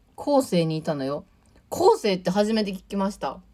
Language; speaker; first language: Japanese; native; Japanese